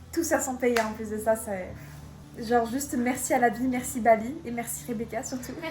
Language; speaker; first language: French; native; French